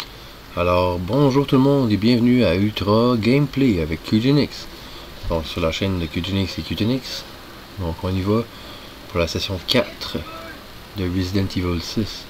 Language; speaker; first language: French; native; French